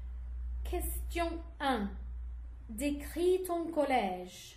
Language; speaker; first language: French; non-native, learner; English